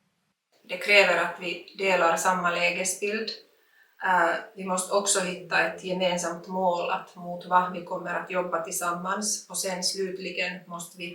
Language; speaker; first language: Swedish; non-native, local second language; Finnish